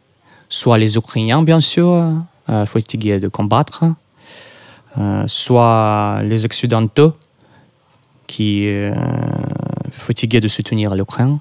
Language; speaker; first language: French; non-native, fluent; Russian